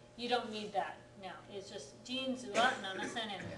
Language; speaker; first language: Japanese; non-native, fluent; English